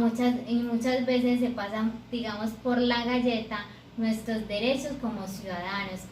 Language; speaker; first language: Spanish; native; Spanish